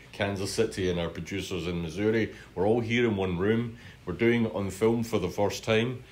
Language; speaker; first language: English; native; English